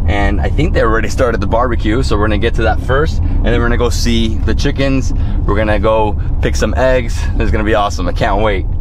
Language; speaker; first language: English; native; English